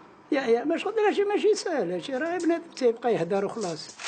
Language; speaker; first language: Arabic; native; Arabic